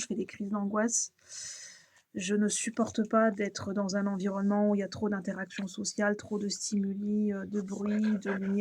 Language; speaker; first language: French; native; French